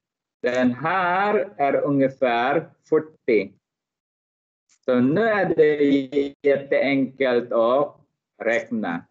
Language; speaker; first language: Swedish; non-native, fluent; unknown